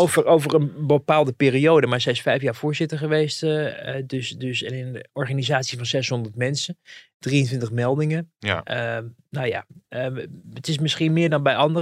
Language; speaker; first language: Dutch; native; Dutch